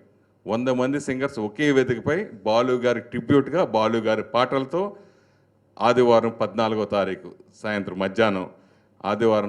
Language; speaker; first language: Telugu; native; Telugu